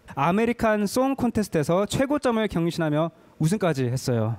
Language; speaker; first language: Korean; native; Korean